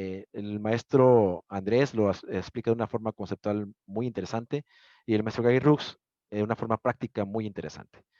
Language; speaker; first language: Spanish; native; Spanish